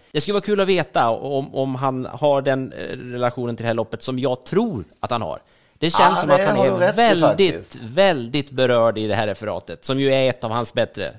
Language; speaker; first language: Swedish; native; Swedish